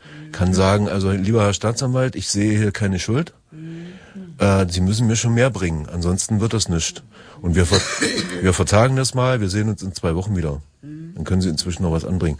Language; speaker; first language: German; native; German